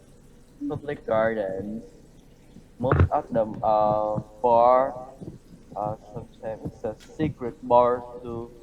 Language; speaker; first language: English; non-native, learner; Vietnamese